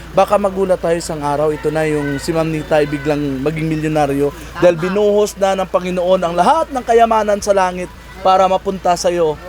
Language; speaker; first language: Filipino; non-native, local second language; Hiligaynon